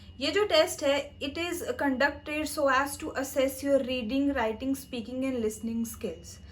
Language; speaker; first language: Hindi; non-native, local second language; Punjabi